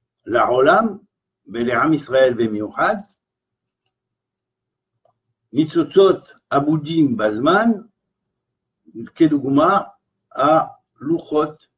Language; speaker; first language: Hebrew; non-native, fluent; French